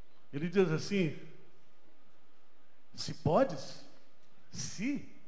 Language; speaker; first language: Portuguese; native; Portuguese